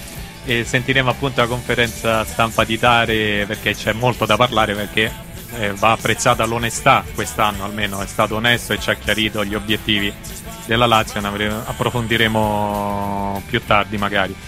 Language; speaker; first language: Italian; native; Italian